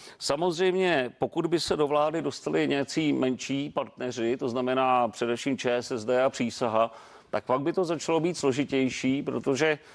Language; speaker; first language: Czech; native; Czech